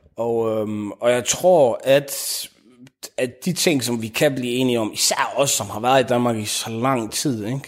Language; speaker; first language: Danish; early bilingual, other home language; Arabic